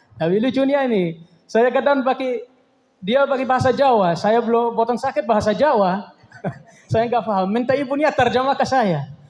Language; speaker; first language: Indonesian; non-native, learner; Arabic